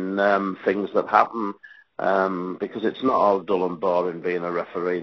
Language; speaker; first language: English; native; English